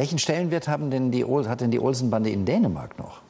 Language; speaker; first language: German; native; German